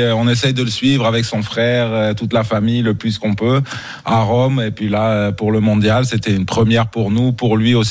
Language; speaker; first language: French; non-native, local second language; Arabic